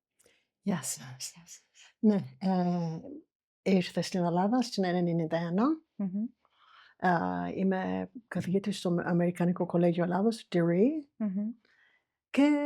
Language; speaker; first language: Greek; non-native, fluent; English